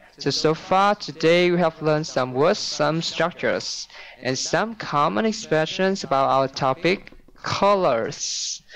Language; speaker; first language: English; non-native, fluent; Vietnamese